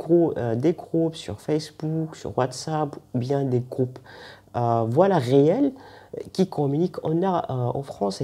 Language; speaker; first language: French; non-native, fluent; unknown